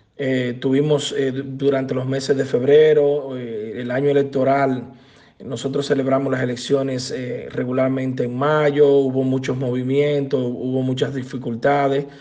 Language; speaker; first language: Spanish; native; Spanish